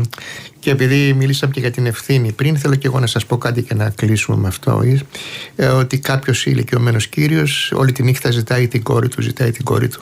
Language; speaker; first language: Greek; native; Greek